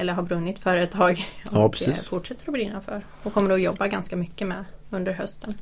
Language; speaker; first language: Swedish; native; Swedish